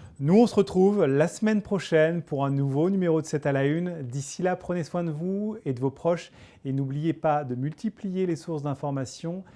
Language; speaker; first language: French; native; French